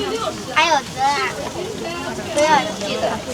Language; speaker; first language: Chinese; native; Chinese